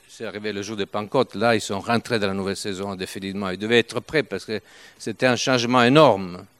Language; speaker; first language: French; non-native, fluent; Italian